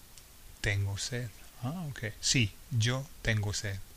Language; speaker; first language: Spanish; non-native, fluent; English